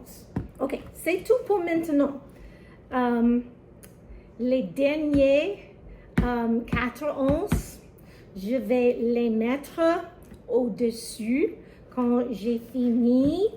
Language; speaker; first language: French; non-native, learner; English